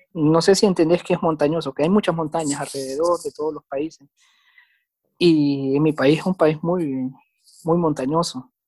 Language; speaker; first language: Spanish; native; Spanish